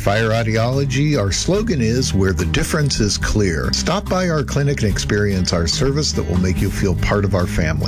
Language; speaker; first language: English; native; English